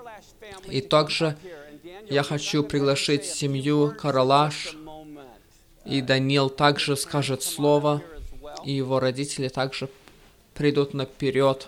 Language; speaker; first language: Russian; early bilingual, heritage; Russian